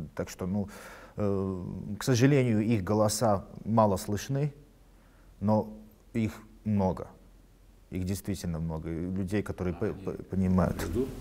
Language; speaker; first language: Russian; non-native, local second language; Latvian